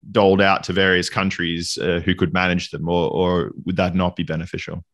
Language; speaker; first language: English; native; English